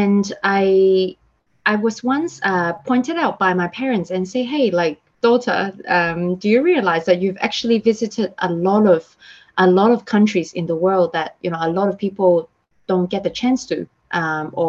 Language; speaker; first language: English; non-native, local second language; Cantonese